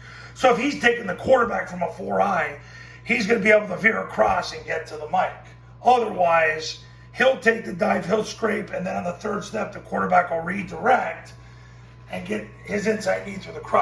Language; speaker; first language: English; native; English